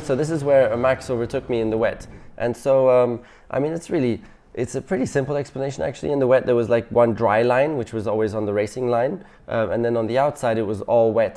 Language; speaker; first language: English; non-native, fluent; German